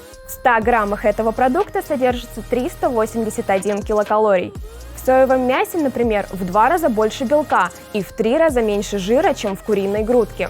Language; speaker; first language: Russian; native; Russian